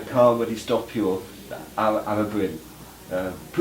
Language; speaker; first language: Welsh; non-native, learner; English